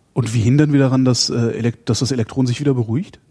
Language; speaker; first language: German; native; German